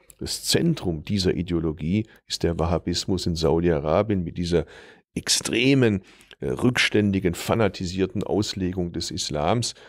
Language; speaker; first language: German; early bilingual, other home language; Turkish